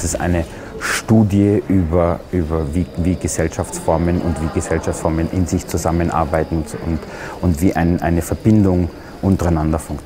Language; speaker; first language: German; native; German